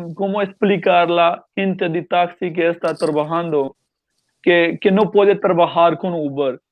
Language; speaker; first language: Spanish; non-native, learner; Urdu